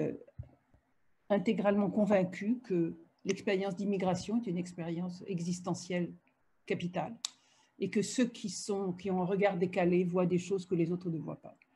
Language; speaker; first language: French; native; French